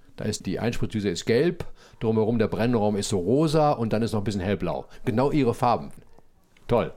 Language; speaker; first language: German; native; German